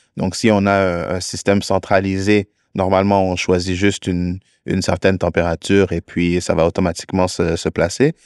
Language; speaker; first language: French; native; French